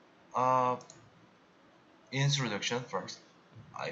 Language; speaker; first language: English; non-native, learner; Korean